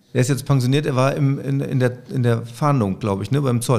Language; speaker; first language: German; native; German